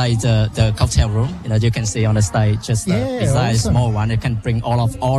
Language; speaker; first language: English; non-native, learner; Vietnamese